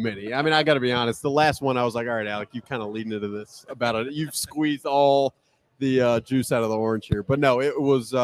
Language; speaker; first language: English; native; English